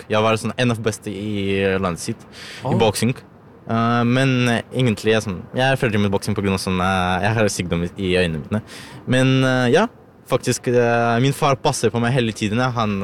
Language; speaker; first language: Swedish; non-native, learner; Ukrainian